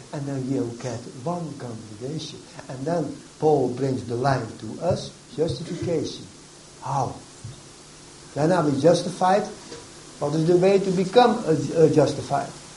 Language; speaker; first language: English; non-native, fluent; Dutch